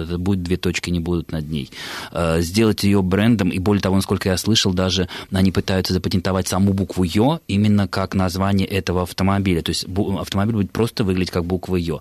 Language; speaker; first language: Russian; native; Russian